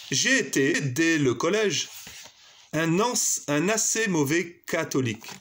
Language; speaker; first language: French; native; French